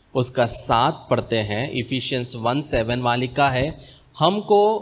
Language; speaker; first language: Hindi; native; Hindi